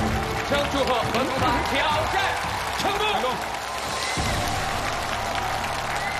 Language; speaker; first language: Chinese; native; Chinese